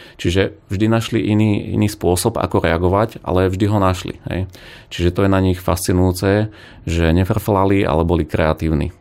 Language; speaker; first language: Slovak; native; Slovak